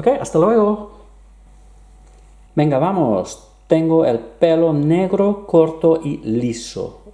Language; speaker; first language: Spanish; non-native, fluent; English